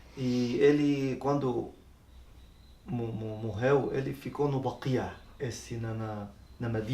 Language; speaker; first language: Portuguese; non-native, learner; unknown